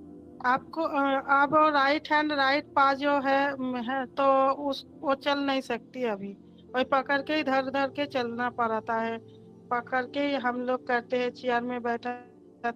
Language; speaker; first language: Hindi; non-native, local second language; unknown